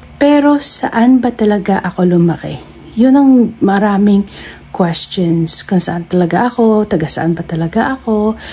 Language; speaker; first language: Filipino; non-native, local second language; Iloko